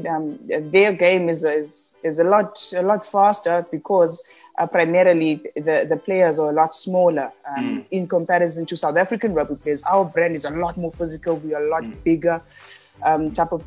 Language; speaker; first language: English; non-native, local second language; Xhosa